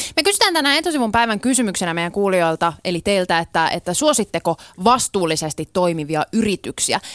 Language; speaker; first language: Finnish; native; Finnish